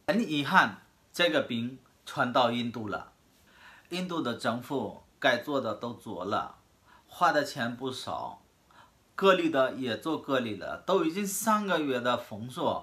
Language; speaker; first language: Chinese; non-native, fluent; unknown